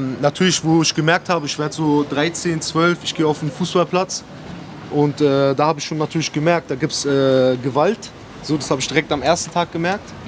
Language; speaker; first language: German; native; German